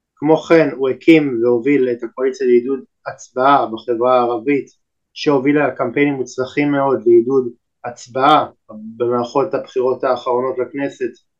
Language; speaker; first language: Hebrew; native; Hebrew